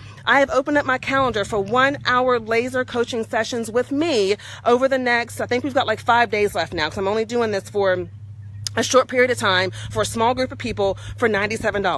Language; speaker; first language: English; native; English